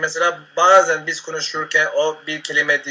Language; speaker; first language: Turkish; non-native, learner; Spanish